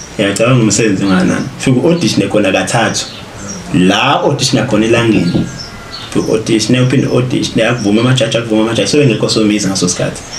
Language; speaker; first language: Zulu; native; Zulu